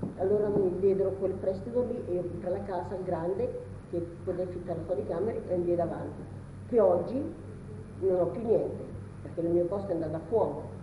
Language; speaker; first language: Italian; native; Italian